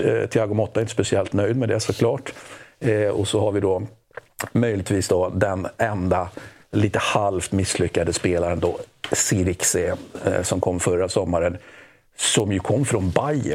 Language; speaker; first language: Swedish; native; Swedish